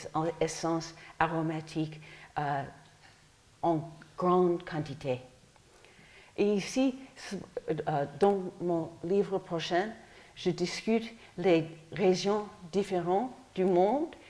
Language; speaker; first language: French; non-native, fluent; English